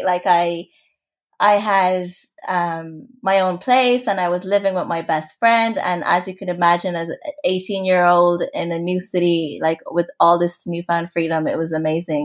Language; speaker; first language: English; native; English